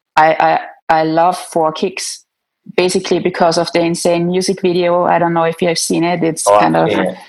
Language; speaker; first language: English; non-native, fluent; German